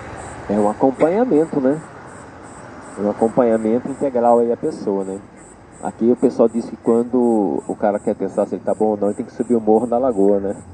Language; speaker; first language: Portuguese; native; Portuguese